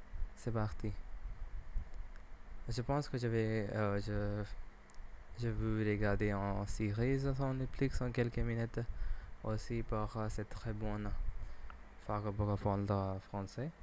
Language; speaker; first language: French; non-native, learner; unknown